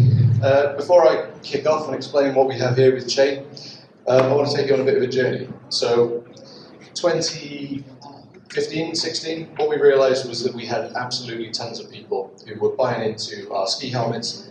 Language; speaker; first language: English; native; English